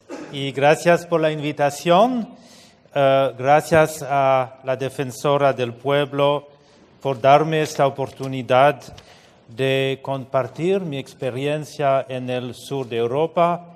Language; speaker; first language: Spanish; non-native, fluent; French